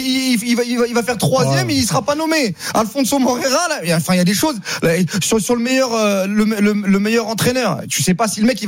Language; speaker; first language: French; native; French